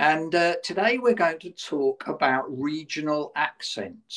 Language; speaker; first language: English; native; English